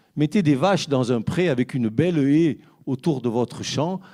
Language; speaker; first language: French; native; French